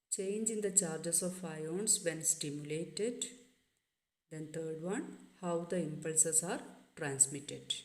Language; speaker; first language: English; non-native, local second language; Malayalam